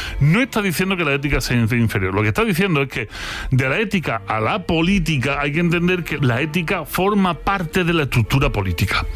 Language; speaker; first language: Spanish; native; Spanish